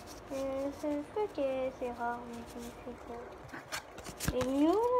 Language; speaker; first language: French; native; French